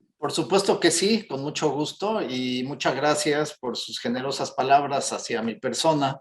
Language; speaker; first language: Spanish; native; Spanish